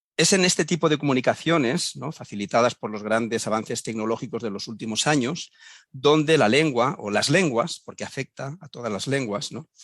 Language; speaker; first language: Spanish; native; Spanish